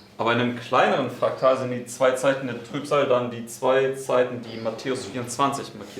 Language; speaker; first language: German; native; German